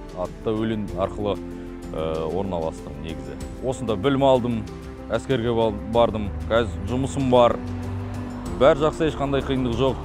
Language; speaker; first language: Kazakh; non-native, local second language; Russian